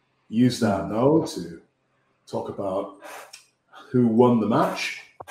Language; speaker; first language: English; native; English